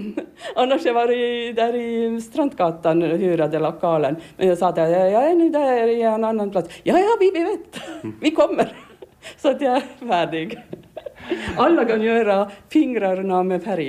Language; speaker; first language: Swedish; non-native, learner; Finnish